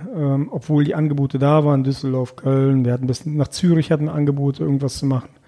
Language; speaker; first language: German; early bilingual, other home language; Russian